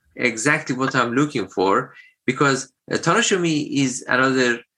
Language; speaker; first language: English; non-native, fluent; Persian